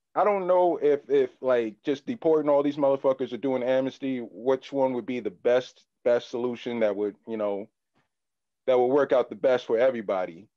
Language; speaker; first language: English; native; English